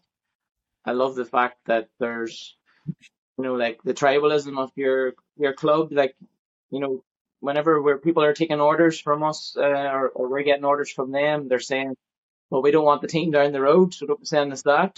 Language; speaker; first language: English; native; English